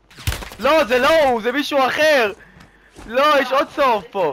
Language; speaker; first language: Hebrew; native; Hebrew